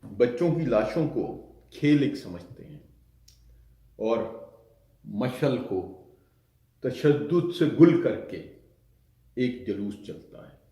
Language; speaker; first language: Urdu; non-native, local second language; Punjabi